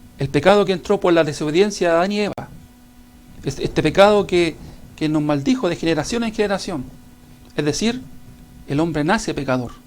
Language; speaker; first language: Spanish; native; Spanish